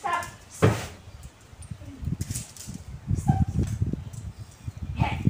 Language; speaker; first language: English; non-native, local second language; Filipino